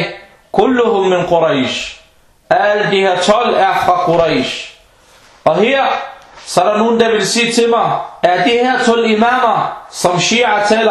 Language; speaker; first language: Danish; early bilingual, other home language; Arabic